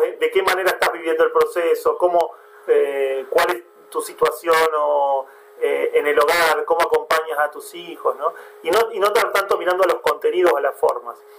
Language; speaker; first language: Spanish; native; Spanish